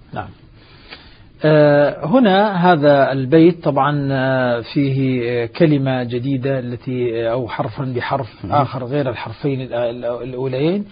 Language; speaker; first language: Arabic; native; Arabic